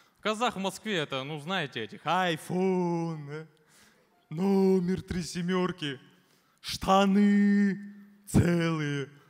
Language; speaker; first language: Russian; native; Russian